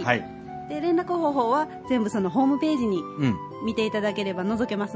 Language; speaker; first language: Japanese; native; Japanese